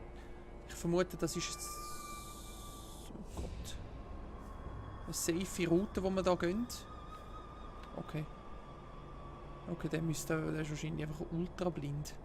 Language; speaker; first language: German; native; German